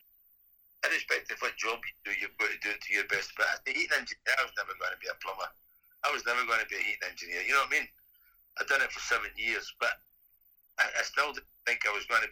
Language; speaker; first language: English; native; English